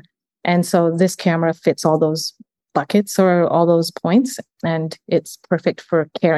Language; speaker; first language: English; early bilingual, other home language; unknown